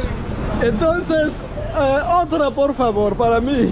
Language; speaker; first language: Spanish; non-native, learner; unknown